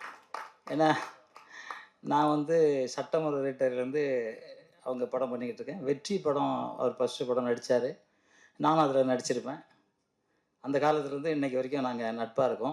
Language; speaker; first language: Tamil; native; Tamil